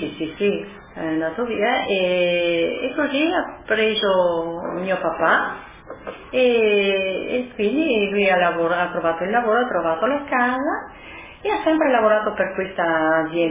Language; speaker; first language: Italian; early bilingual, other home language; French